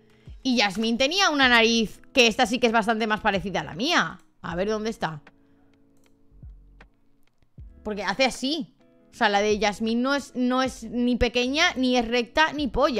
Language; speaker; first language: Spanish; native; Spanish